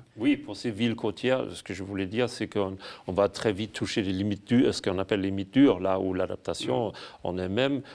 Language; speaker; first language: French; non-native, fluent; German